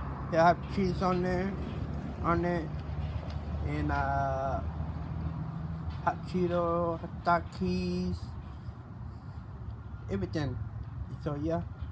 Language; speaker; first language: English; non-native, learner; Spanish